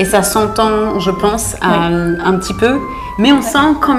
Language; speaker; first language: French; native; French